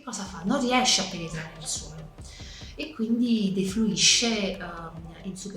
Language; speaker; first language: Italian; native; Italian